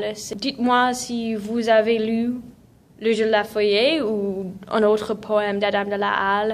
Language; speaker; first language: French; non-native, fluent; English